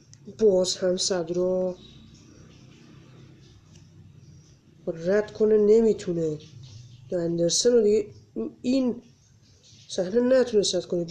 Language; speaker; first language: Persian; native; Persian